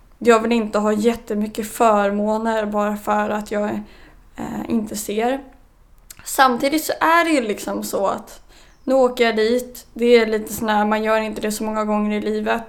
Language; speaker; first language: Swedish; native; Swedish